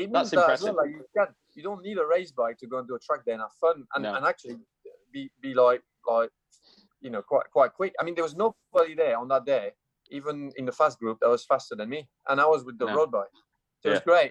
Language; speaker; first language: English; non-native, fluent; French